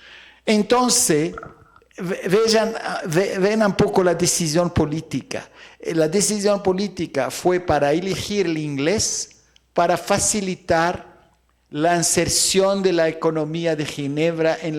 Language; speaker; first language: Spanish; non-native, fluent; Arabic